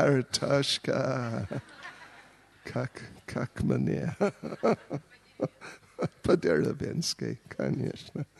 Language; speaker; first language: Russian; non-native, learner; English